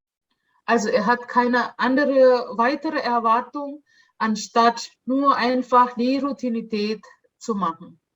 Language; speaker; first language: German; non-native, fluent; Indonesian